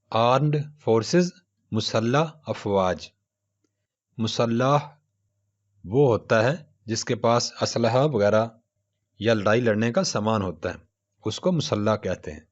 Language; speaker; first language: Urdu; non-native, local second language; Punjabi